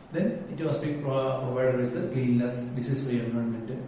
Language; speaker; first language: English; non-native, local second language; Malayalam